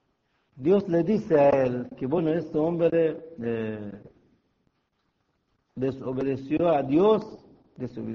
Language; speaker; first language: Spanish; non-native, fluent; Persian